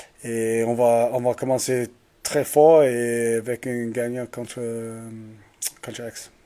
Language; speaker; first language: French; non-native, learner; English